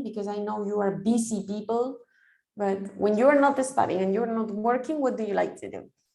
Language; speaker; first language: English; non-native, fluent; Spanish